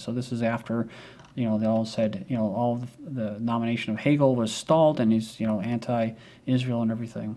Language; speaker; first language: English; native; English